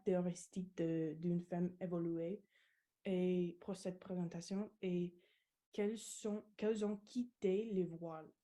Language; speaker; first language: French; non-native, learner; English